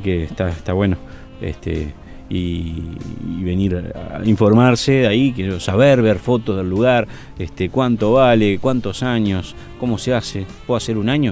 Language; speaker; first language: Spanish; native; Spanish